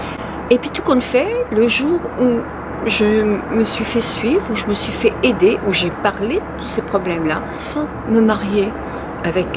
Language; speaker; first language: French; native; French